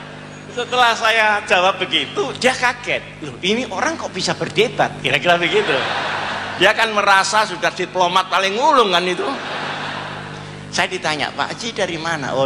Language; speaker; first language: Indonesian; non-native, local second language; Javanese